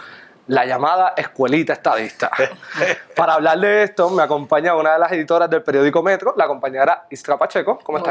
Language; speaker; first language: Spanish; native; Spanish